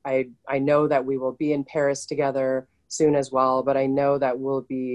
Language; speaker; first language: English; native; English